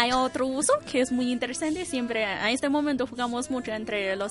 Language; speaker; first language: Spanish; non-native, fluent; Chinese